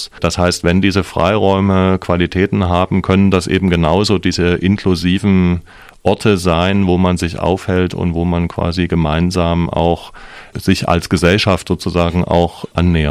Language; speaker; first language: German; native; German